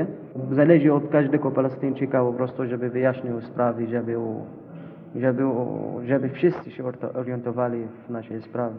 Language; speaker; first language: Polish; non-native, learner; Arabic